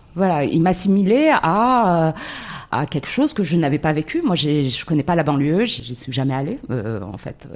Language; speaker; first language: French; non-native, local second language; Arabic